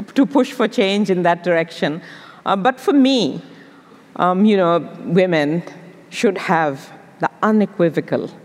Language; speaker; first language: English; non-native, local second language; Urdu